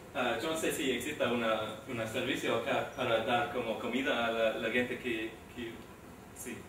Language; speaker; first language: Spanish; non-native, learner; English